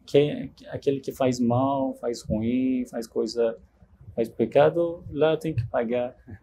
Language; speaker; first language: Portuguese; non-native, learner; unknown